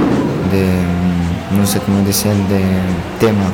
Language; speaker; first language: Spanish; non-native, learner; French